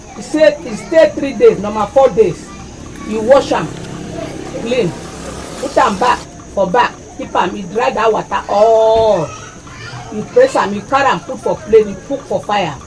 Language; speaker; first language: Nigerian Pidgin; non-native, local second language; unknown